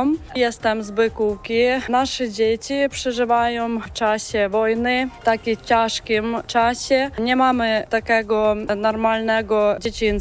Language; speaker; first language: Polish; non-native, learner; Ukrainian